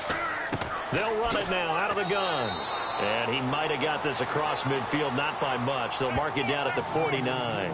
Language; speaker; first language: English; native; English